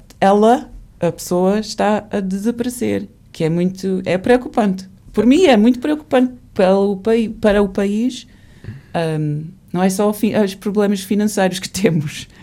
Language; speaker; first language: Portuguese; non-native, fluent; English